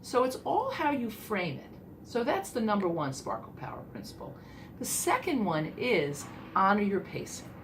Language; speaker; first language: English; native; English